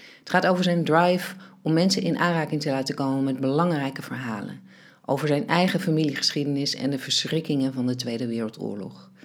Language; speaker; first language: Dutch; native; Dutch